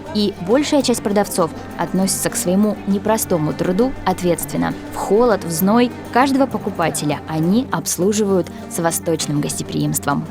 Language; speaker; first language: Russian; native; Russian